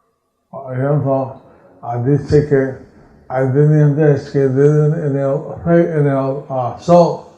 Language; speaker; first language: Spanish; non-native, learner; English